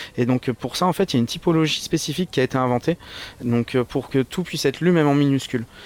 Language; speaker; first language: French; native; French